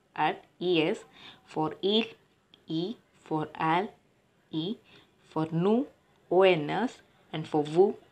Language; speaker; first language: English; non-native, local second language; Tamil